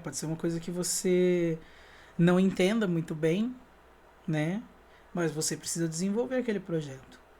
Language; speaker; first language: Portuguese; native; Portuguese